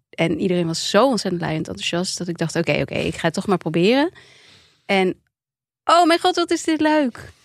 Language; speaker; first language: Dutch; native; Dutch